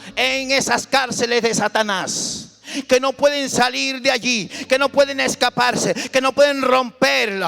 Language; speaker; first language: Spanish; native; Spanish